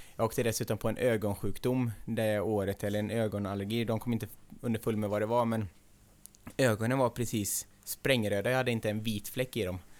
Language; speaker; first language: Swedish; native; Swedish